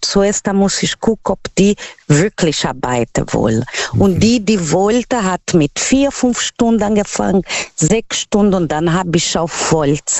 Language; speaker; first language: German; non-native, fluent; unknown